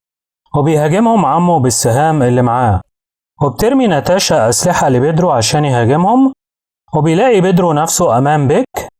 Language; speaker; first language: Arabic; native; Arabic